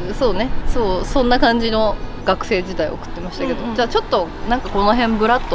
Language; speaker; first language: Japanese; native; Japanese